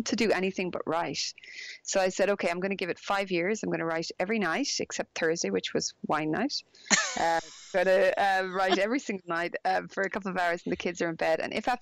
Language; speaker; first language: English; native; English